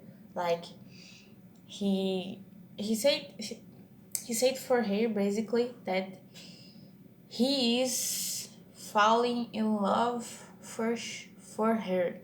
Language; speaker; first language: English; non-native, learner; Portuguese